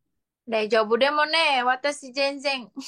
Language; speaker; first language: Japanese; non-native, learner; Indonesian